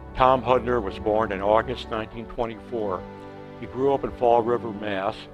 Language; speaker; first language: English; native; English